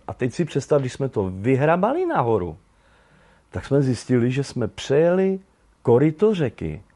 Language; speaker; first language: Czech; native; Czech